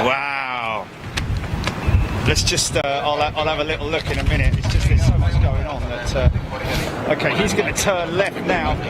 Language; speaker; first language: English; native; English